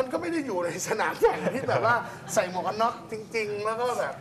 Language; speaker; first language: Thai; native; Thai